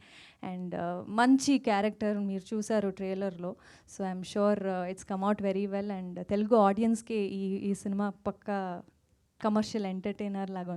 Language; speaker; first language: Telugu; non-native, fluent; Kannada